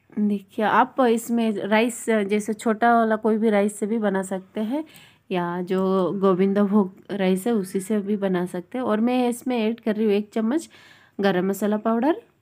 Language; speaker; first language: Hindi; non-native, local second language; Bangla